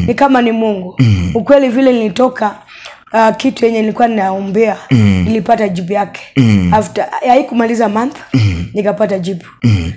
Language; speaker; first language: Swahili; non-native, local second language; Luo (Kenya and Tanzania)